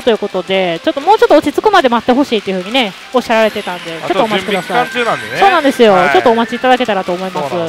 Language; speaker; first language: Japanese; native; Japanese